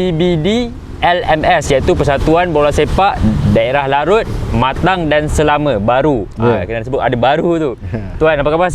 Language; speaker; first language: Malay; native; Malay